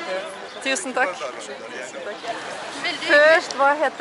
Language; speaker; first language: Norwegian; non-native, fluent; Russian